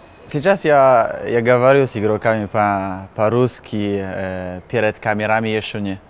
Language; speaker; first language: Russian; non-native, learner; Polish